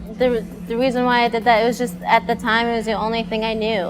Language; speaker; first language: English; native; English